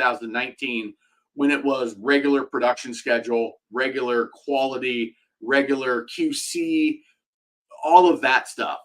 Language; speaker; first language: English; native; English